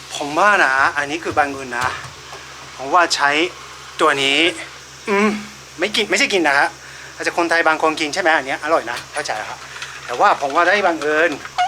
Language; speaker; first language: Thai; non-native, fluent; Japanese